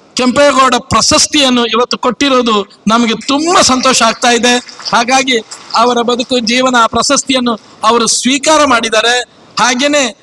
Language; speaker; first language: Kannada; native; Kannada